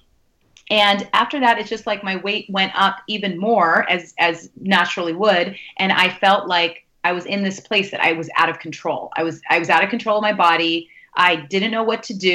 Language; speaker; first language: English; native; English